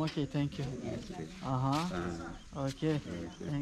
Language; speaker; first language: English; non-native, learner; Turkish